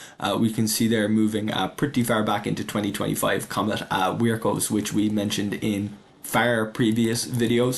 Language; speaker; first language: English; native; English